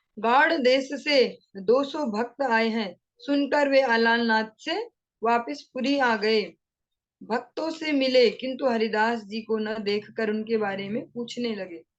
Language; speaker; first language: Hindi; non-native, local second language; Bangla